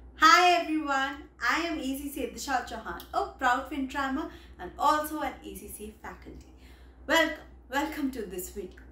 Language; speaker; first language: English; non-native, local second language; Hindi